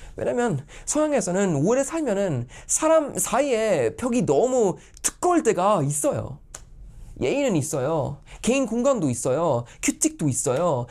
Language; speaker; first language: Korean; non-native, fluent; Swedish